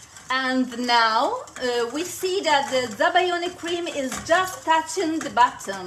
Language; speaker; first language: English; non-native, fluent; Italian